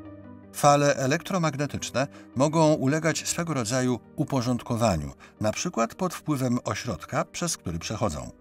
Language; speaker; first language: Polish; native; Polish